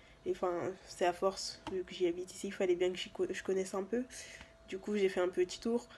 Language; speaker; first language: French; native; French